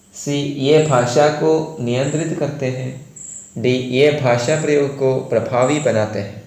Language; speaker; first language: Hindi; non-native, local second language; Malayalam